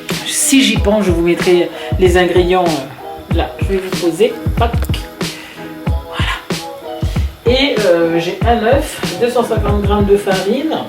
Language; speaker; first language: French; native; French